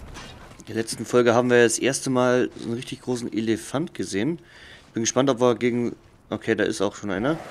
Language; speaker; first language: German; native; German